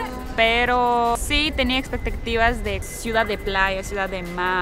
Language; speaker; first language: Spanish; early bilingual, heritage; Russian